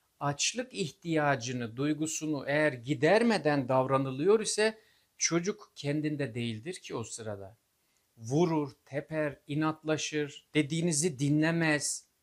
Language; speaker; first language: Turkish; native; Turkish